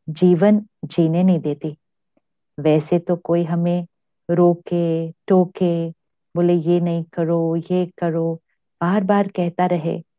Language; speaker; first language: Hindi; native; Hindi